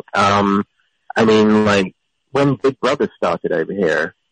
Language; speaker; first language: English; native; English